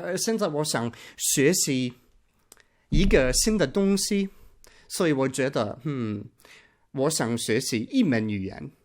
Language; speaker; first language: Chinese; non-native, learner; English